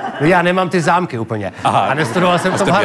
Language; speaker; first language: Czech; native; Czech